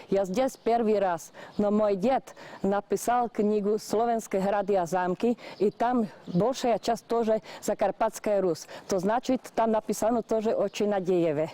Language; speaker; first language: Russian; non-native, learner; Slovak